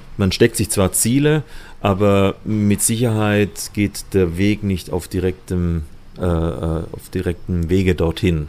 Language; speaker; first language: German; native; German